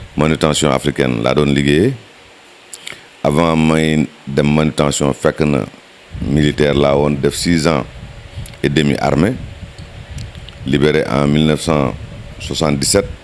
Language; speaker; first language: Wolof; native; Wolof